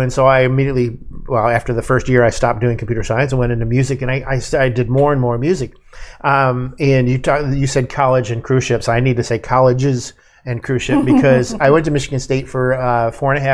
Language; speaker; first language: English; native; English